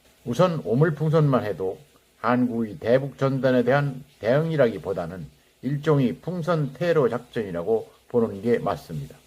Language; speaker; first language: Korean; native; Korean